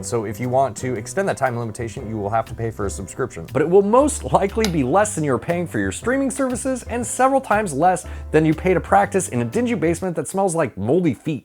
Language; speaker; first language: English; native; English